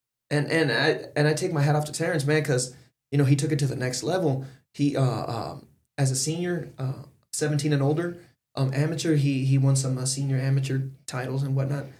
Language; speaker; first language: English; early bilingual, other home language; Spanish